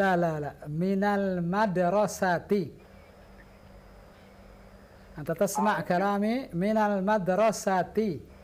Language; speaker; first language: Arabic; non-native, fluent; Indonesian